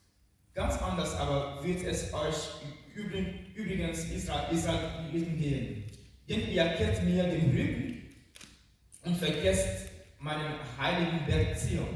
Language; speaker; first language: German; non-native, fluent; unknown